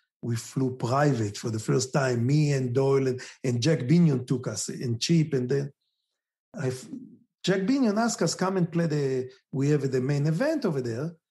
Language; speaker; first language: English; non-native, fluent; Hebrew